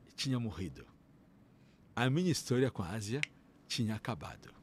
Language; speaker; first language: Portuguese; non-native, fluent; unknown